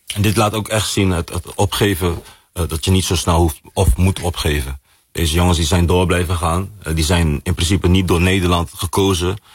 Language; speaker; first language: Dutch; early bilingual, other home language; Papiamento